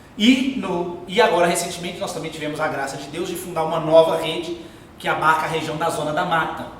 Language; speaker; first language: Portuguese; native; Portuguese